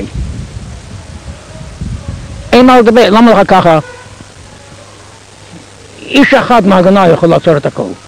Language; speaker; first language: Hebrew; non-native, fluent; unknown